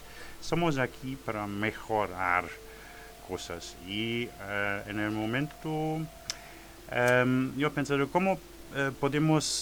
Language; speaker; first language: Spanish; non-native, learner; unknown